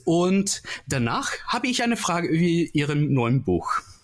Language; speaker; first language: German; non-native, learner; English